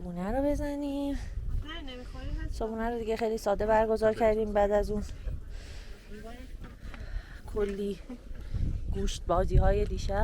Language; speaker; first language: Persian; native; Persian